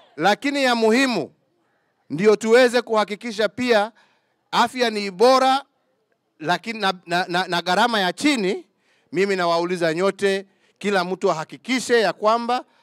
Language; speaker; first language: Swahili; non-native, local second language; Kikuyu